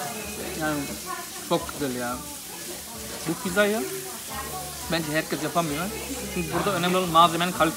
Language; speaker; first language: Turkish; native; Turkish